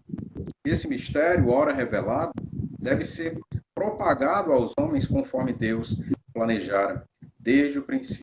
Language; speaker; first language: Portuguese; native; Portuguese